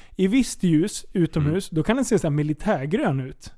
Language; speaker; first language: Swedish; native; Swedish